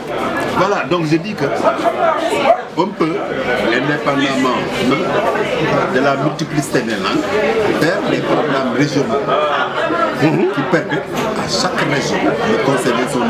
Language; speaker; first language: French; non-native, local second language; Wolof